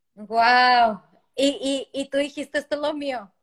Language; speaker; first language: Spanish; native; Spanish